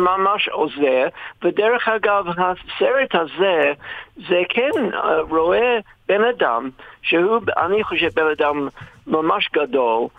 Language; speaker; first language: Hebrew; non-native, fluent; English